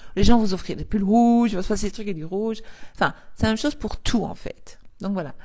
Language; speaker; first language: French; native; French